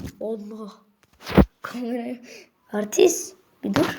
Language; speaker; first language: Turkish; native; Turkish